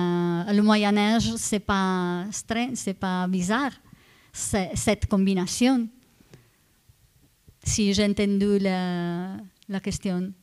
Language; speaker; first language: French; non-native, fluent; Italian